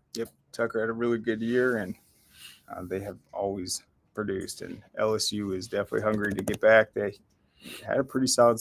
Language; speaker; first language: English; native; English